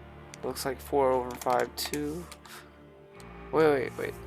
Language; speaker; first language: English; native; English